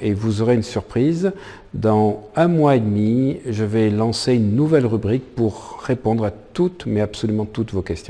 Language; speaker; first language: French; native; French